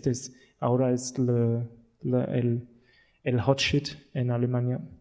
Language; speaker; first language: Spanish; non-native, learner; German